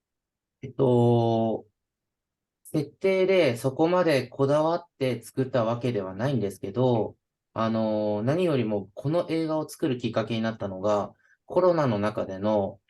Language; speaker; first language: Japanese; native; Japanese